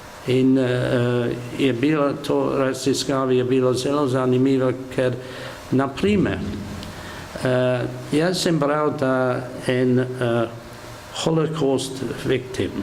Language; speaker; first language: Slovenian; non-native, learner; English